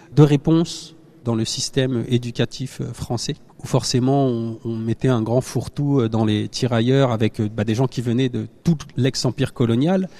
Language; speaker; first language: French; native; French